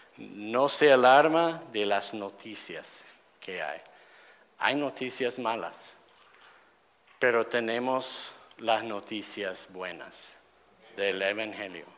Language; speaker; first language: Spanish; non-native, fluent; English